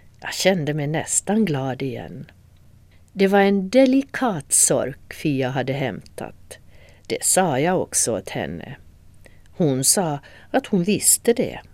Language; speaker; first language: Swedish; native; Swedish